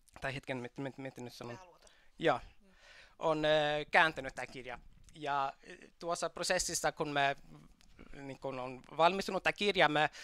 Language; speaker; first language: Finnish; non-native, fluent; Swedish